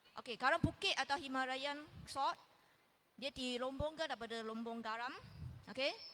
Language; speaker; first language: Malay; non-native, local second language; Chinese